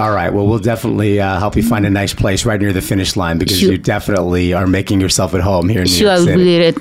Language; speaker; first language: English; native; English